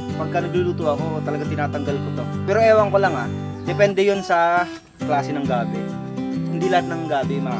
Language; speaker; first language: Filipino; non-native, local second language; Bikol